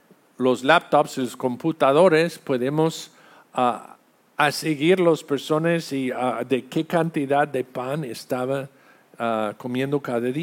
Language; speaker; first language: Spanish; non-native, fluent; English